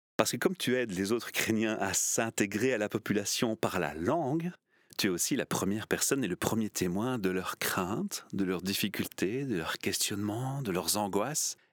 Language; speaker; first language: French; native; French